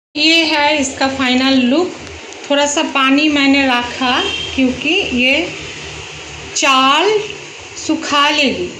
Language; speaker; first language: Hindi; non-native, local second language; Bangla